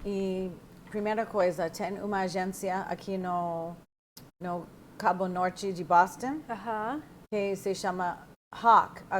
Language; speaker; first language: Portuguese; non-native, fluent; English